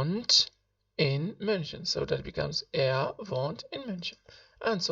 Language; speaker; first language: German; non-native, learner; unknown